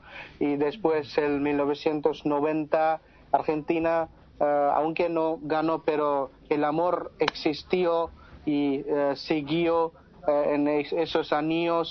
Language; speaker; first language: Spanish; non-native, fluent; Bangla